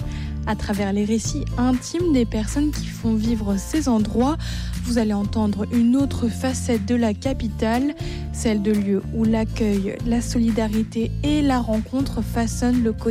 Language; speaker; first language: French; native; French